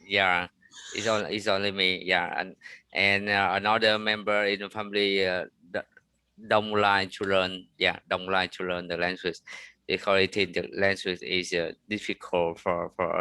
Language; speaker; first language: English; non-native, learner; Vietnamese